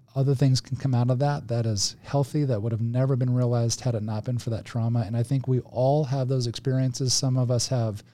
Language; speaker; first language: English; native; English